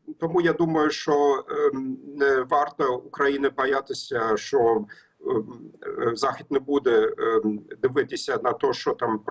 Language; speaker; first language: Ukrainian; non-native, learner; German